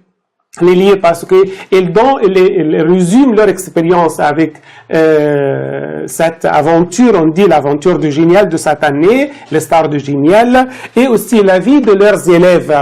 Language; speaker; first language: French; non-native, fluent; Arabic